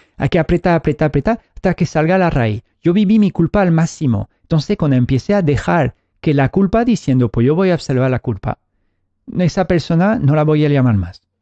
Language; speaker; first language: Spanish; early bilingual, heritage; Spanish